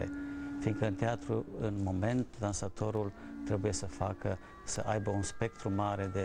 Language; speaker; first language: Romanian; non-native, fluent; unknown